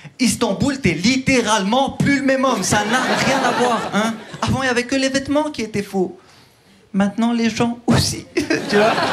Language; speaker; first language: French; early bilingual, other home language; Turkish